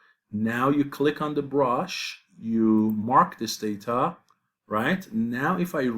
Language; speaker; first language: English; non-native, fluent; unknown